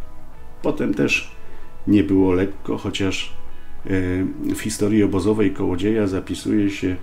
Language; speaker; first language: Polish; native; Polish